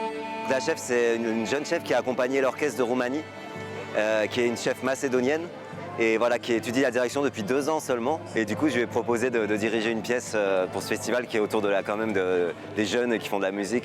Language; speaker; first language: French; native; French